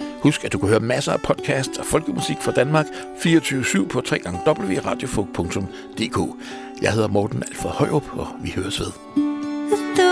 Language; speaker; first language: Danish; native; Danish